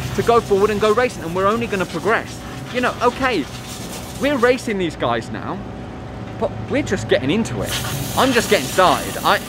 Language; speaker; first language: English; native; English